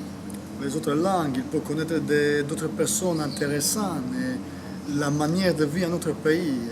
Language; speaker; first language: French; non-native, fluent; Croatian